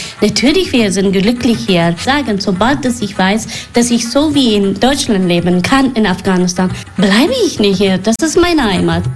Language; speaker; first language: German; non-native, learner; Persian